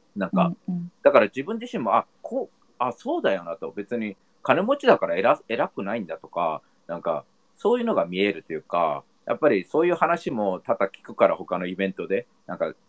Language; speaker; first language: Japanese; non-native, fluent; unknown